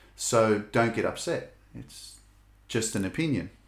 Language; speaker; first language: English; native; English